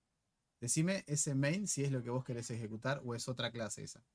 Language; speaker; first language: Spanish; native; Spanish